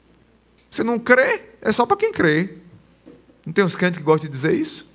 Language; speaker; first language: Portuguese; native; Portuguese